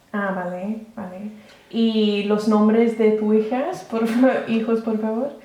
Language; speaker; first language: Spanish; non-native, learner; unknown